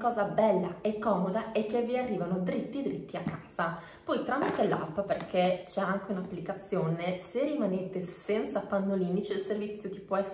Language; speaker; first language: Italian; native; Italian